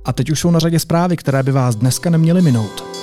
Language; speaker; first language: Czech; native; Czech